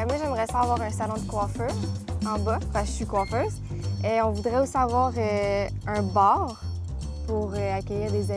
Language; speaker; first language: French; native; French